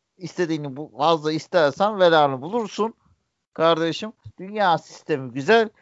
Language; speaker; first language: Turkish; native; Turkish